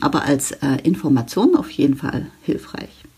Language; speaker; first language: German; native; German